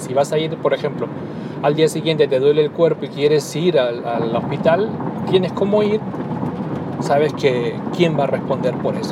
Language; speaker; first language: Spanish; native; Spanish